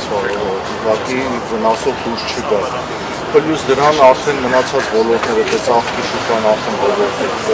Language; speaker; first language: Armenian; native; Armenian